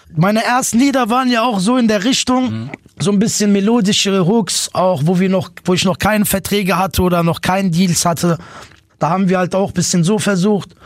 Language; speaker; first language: German; native; German